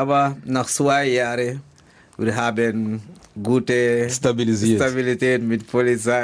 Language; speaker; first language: German; non-native, learner; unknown